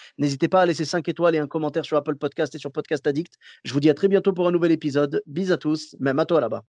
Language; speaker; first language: French; native; French